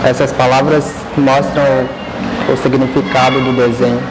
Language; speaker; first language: Portuguese; non-native, local second language; Guarani